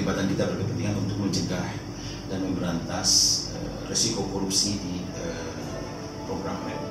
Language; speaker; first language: Indonesian; native; Indonesian